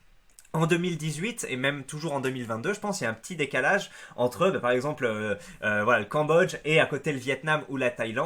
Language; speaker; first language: French; native; French